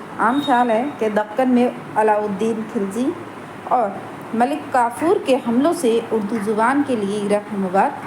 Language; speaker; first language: Urdu; native; Urdu